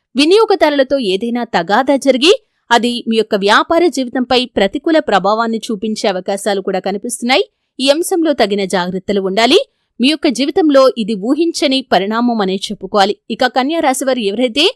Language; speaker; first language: Telugu; native; Telugu